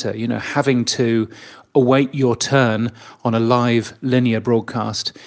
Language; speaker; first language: English; native; English